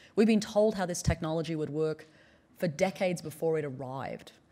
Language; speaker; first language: English; native; English